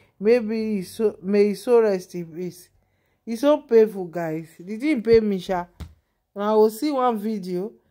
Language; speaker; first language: Nigerian Pidgin; non-native, local second language; Yoruba